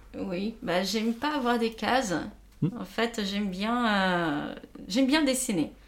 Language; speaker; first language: French; non-native, fluent; Portuguese